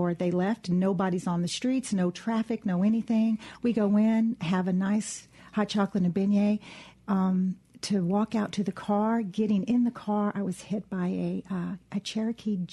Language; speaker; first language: English; native; English